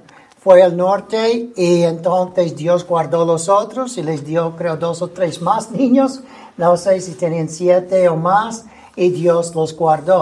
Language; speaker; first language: Spanish; non-native, fluent; English